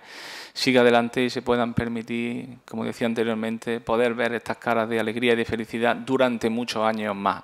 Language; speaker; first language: Spanish; native; Spanish